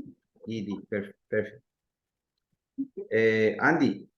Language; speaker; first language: English; non-native, learner; Spanish